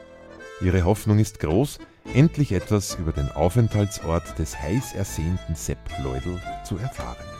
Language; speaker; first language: German; native; German